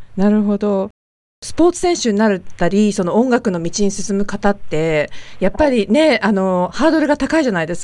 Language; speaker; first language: Japanese; native; Japanese